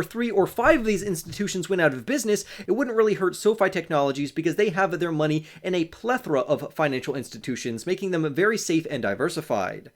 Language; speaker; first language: English; native; English